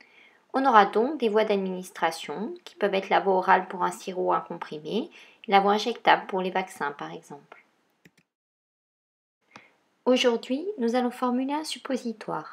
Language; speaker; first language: French; native; French